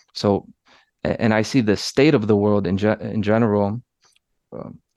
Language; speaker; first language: English; early bilingual, other home language; Polish